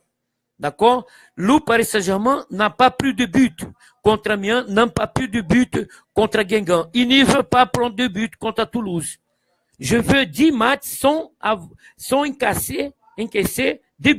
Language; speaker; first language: French; non-native, fluent; Portuguese